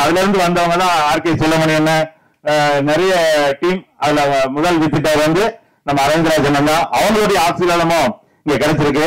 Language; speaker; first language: Tamil; native; Tamil